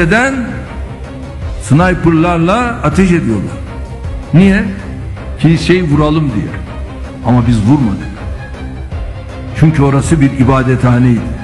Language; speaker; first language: Turkish; native; Turkish